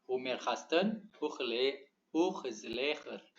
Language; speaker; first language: Dutch; non-native, learner; Indonesian